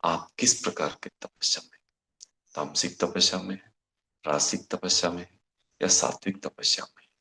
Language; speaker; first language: Hindi; non-native, local second language; Kannada